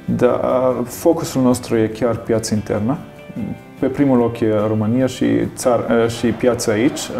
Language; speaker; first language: Romanian; non-native, learner; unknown